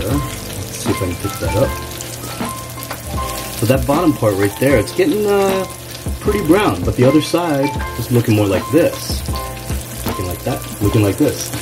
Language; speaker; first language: English; native; English